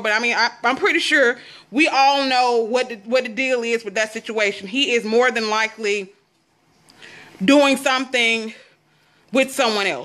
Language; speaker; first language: English; native; English